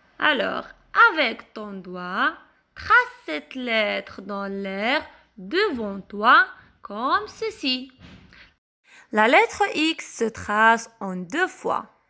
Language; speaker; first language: French; non-native, local second language; Arabic